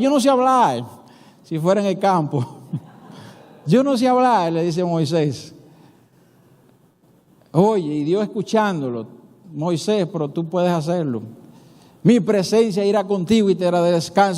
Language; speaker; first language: Spanish; native; Spanish